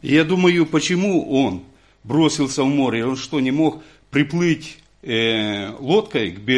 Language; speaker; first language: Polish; non-native, learner; Ukrainian